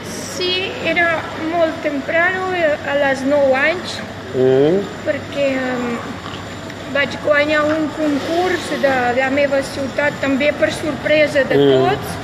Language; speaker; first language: Catalan; non-native, fluent; Russian